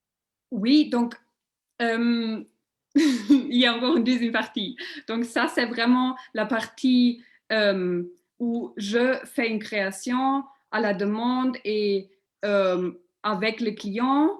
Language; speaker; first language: French; non-native, local second language; German